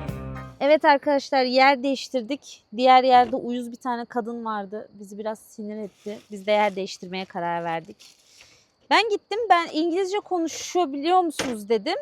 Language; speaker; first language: Turkish; native; Turkish